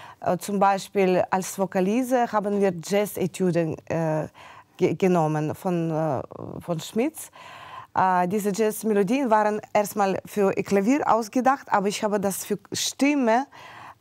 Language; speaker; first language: German; non-native, fluent; Russian